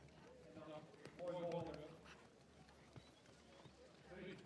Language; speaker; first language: Dutch; native; Dutch